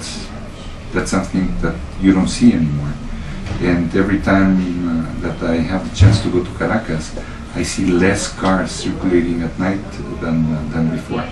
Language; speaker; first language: English; non-native, learner; Spanish